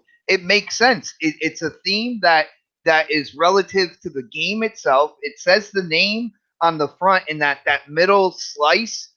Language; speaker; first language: English; native; English